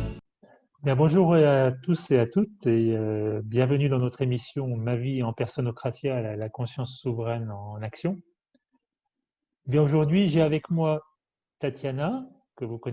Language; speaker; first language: French; native; French